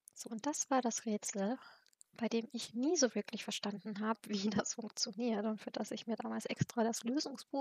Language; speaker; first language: German; native; German